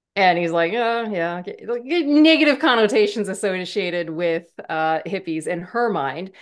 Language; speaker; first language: English; native; English